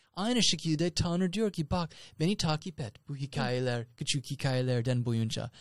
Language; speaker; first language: Turkish; non-native, fluent; English